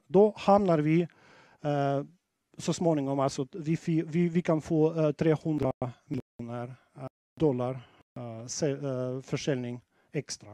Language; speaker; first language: Swedish; non-native, fluent; Russian